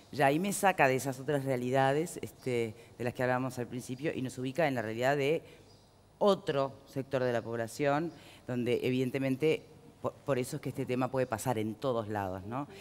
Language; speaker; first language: Spanish; native; Spanish